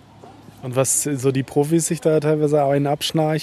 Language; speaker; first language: German; native; German